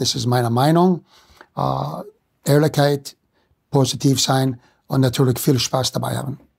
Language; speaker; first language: German; non-native, fluent; English